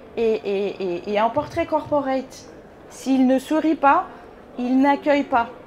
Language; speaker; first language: French; non-native, fluent; Bulgarian